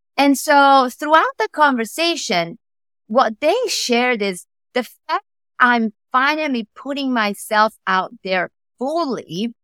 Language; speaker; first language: English; non-native, fluent; Italian